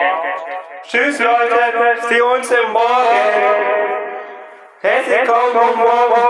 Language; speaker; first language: German; non-native, learner; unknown